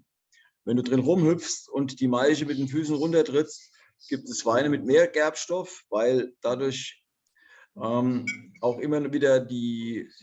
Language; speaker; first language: German; native; German